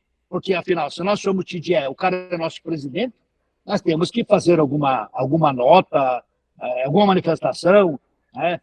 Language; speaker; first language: Portuguese; native; Portuguese